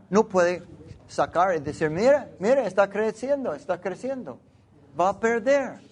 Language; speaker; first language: Spanish; non-native, learner; English